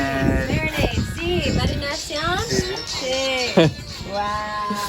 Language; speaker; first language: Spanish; non-native, learner; English